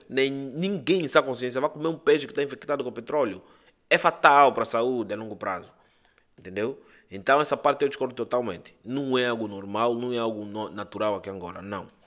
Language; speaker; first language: Portuguese; native; Portuguese